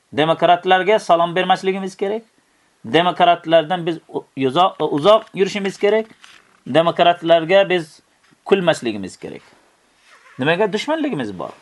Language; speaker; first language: Uzbek; native; Uzbek